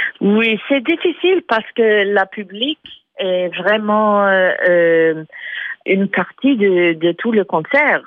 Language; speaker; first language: French; non-native, fluent; English